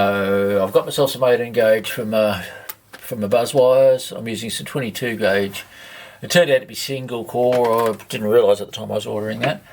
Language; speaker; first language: English; native; English